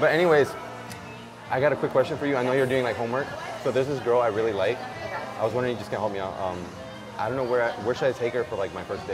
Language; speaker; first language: English; early bilingual, other home language; Spanish